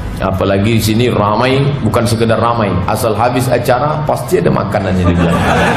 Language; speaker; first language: Malay; native; Malay